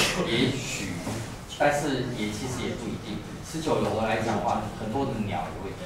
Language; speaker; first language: Chinese; native; Chinese